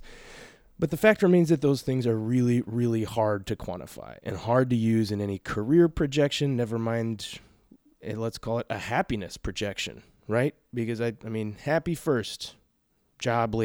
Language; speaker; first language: English; native; English